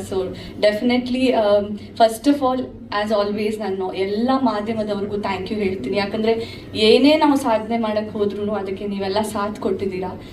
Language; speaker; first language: Kannada; non-native, local second language; Tulu